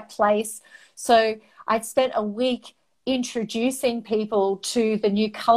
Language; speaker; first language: English; non-native, local second language; Greek